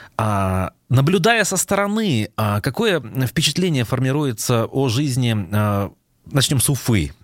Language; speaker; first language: Russian; native; Russian